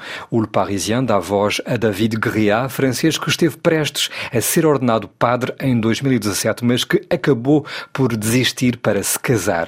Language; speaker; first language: Portuguese; native; Portuguese